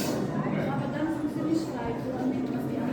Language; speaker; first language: German; non-native, learner; Urdu